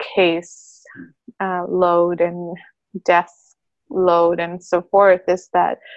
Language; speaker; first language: English; non-native, fluent; Spanish